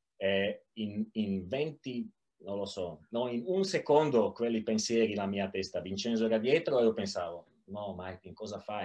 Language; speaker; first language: Italian; non-native, learner; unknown